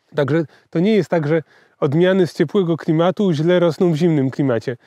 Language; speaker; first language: Polish; native; Polish